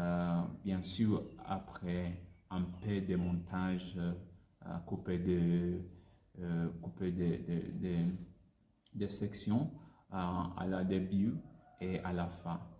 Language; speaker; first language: French; non-native, learner; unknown